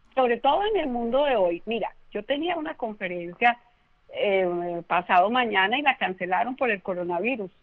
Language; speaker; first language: Spanish; native; Spanish